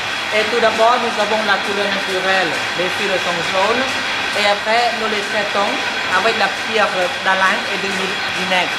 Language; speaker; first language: French; non-native, fluent; Khmer